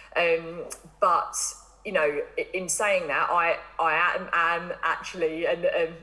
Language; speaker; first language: English; native; English